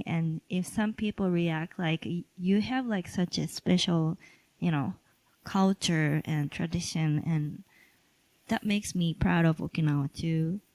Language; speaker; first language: English; non-native, local second language; Japanese